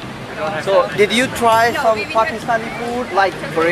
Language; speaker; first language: English; non-native, learner; Urdu